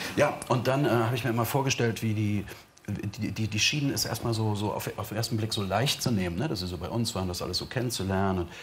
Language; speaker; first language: German; native; German